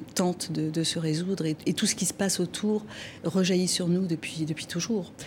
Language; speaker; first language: French; non-native, local second language; Arabic